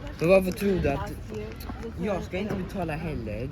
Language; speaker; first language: Swedish; early bilingual, other home language; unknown